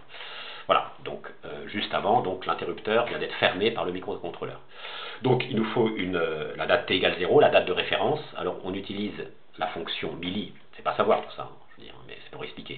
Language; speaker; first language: French; native; French